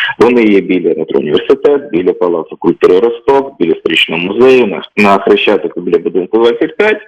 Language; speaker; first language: Ukrainian; native; Ukrainian